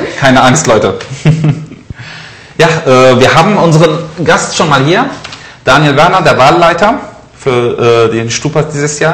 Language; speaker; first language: German; native; German